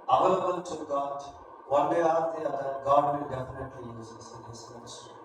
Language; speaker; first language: English; non-native, local second language; Telugu